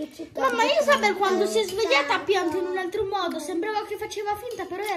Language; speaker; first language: Italian; early bilingual, other home language; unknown